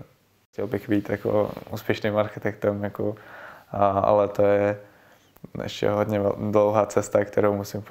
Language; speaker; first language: Czech; early bilingual, other home language; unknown